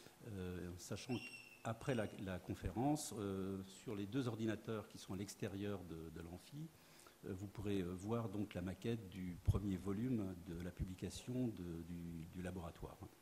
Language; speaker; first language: French; native; French